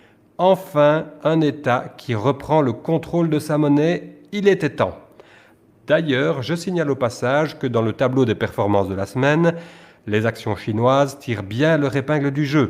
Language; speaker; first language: French; native; French